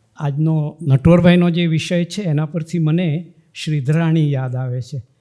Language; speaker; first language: Gujarati; non-native, local second language; Marathi